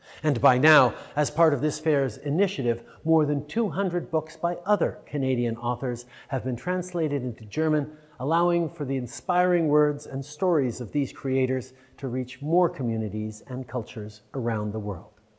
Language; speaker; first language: English; early bilingual, other home language; French